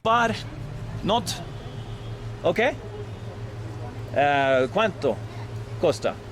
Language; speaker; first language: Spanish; non-native, learner; English